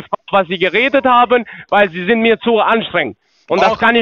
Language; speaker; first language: German; non-native, learner; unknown